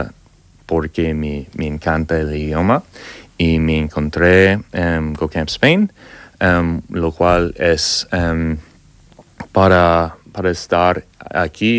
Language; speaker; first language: Spanish; non-native, learner; English